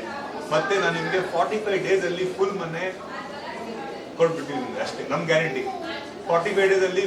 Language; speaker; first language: Kannada; non-native, local second language; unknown